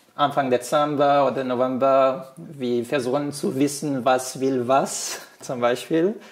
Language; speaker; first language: German; non-native, fluent; French